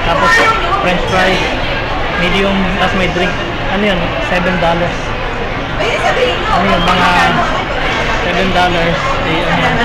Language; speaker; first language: Filipino; early bilingual, heritage; Filipino